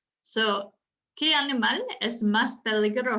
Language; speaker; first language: Spanish; non-native, fluent; English